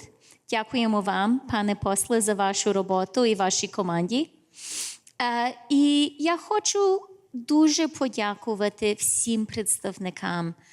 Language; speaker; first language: Ukrainian; early bilingual, heritage; English